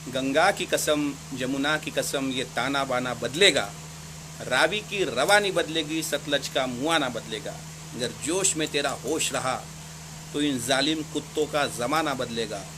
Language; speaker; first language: Hindi; non-native, local second language; Marathi